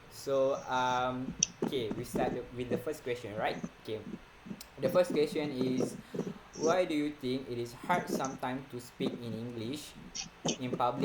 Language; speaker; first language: English; non-native, local second language; Malay